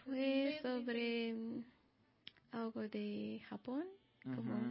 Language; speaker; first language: Spanish; non-native, learner; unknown